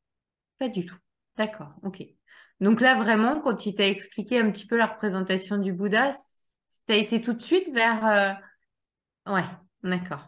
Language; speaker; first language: French; native; French